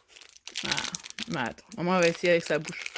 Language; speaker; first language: French; native; French